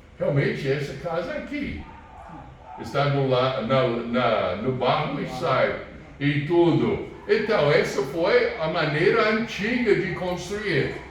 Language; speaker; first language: Portuguese; non-native, fluent; English